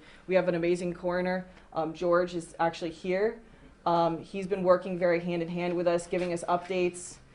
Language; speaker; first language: English; native; English